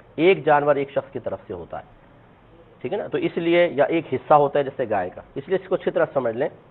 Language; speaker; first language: Urdu; native; Urdu